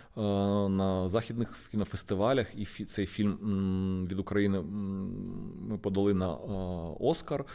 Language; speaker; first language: Ukrainian; non-native, local second language; Russian